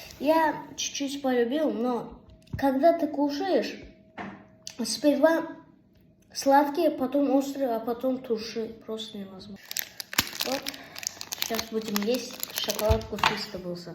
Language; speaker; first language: Russian; non-native, local second language; Azerbaijani